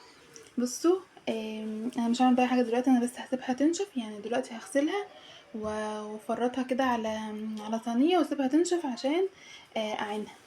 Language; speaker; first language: Arabic; native; Arabic